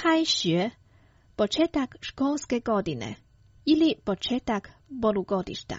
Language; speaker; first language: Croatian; non-native, fluent; Chinese